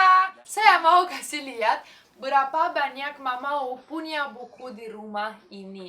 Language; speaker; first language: Indonesian; non-native, fluent; Romanian